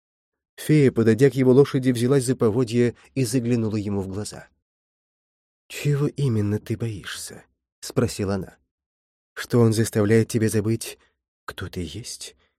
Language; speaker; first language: Russian; native; Russian